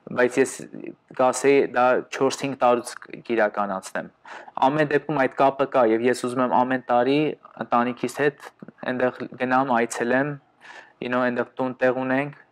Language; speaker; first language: Armenian; early bilingual, heritage; Armenian